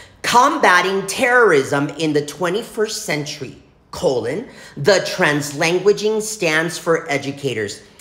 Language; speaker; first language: English; early bilingual, other home language; Spanish